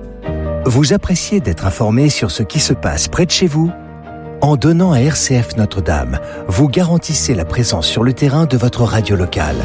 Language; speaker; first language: French; native; French